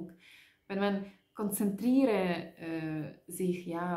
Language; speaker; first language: German; non-native, learner; Russian